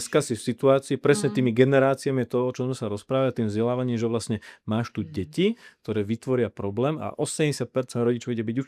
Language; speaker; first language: Slovak; native; Slovak